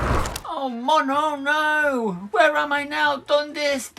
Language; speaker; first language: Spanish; non-native, fluent; English